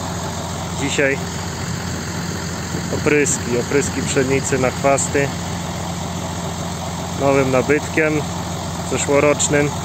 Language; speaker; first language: Polish; native; Polish